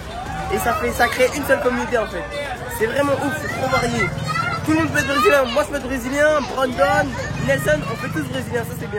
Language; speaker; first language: French; native; French